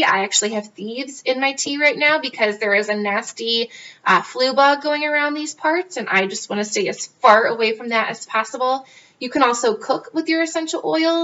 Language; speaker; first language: English; native; English